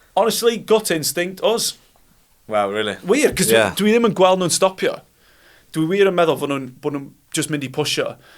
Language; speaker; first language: Welsh; non-native, local second language; English